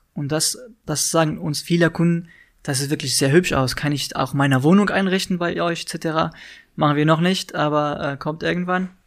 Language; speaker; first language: German; non-native, fluent; Arabic